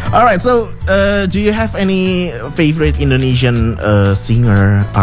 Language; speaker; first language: English; non-native, fluent; Indonesian